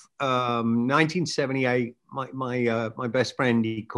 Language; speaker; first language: English; native; English